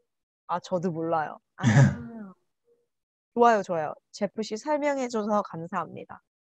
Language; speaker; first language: Korean; non-native, learner; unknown